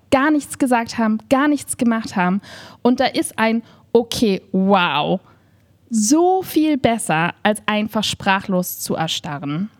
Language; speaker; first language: German; native; German